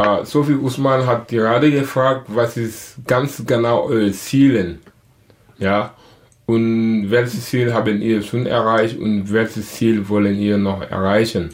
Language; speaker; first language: German; non-native, learner; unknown